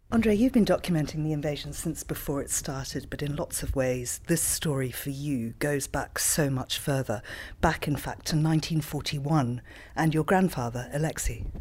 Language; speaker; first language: English; native; English